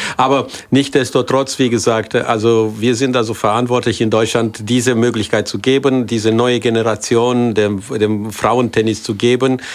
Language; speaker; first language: German; non-native, fluent; Romanian